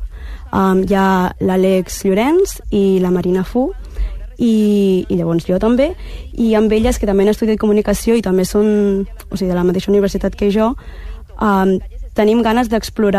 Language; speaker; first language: Catalan; early bilingual, other home language; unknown